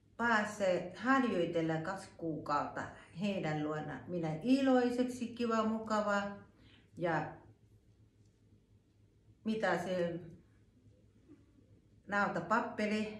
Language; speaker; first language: Finnish; non-native, learner; Thai